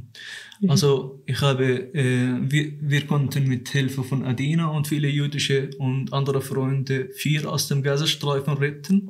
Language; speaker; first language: German; non-native, fluent; Arabic